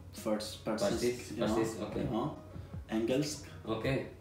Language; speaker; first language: Swedish; non-native, fluent; Persian